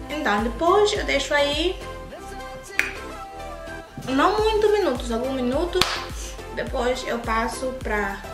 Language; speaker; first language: Portuguese; early bilingual, heritage; English